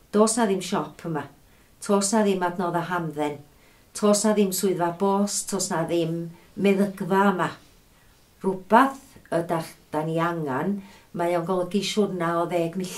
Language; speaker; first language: Welsh; native; Welsh